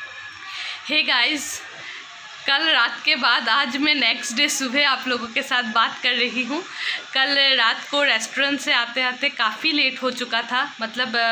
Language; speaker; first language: Hindi; non-native, local second language; Bangla